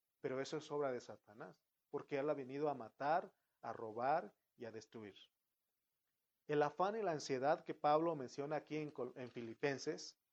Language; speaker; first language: Spanish; native; Spanish